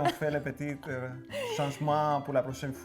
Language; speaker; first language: French; non-native, fluent; Spanish